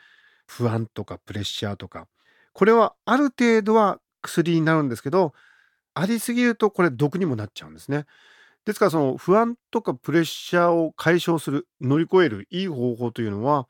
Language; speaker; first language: Japanese; native; Japanese